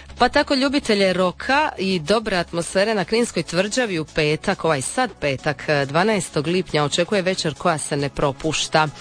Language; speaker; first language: Serbian; native; Serbian